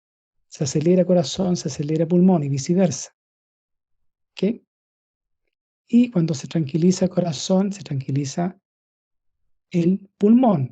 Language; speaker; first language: Spanish; native; Spanish